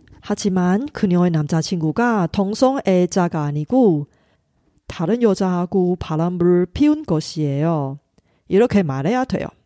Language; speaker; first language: Korean; non-native, fluent; Chinese